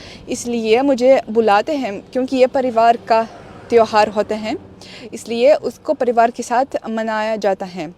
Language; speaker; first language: Hindi; non-native, fluent; Russian